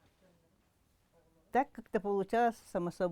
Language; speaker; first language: Russian; non-native, local second language; Yakut